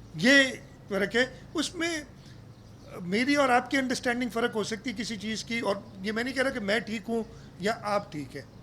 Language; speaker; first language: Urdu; non-native, local second language; Sindhi